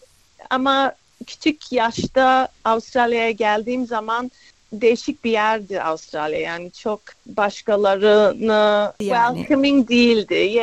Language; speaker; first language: Turkish; early bilingual, other home language; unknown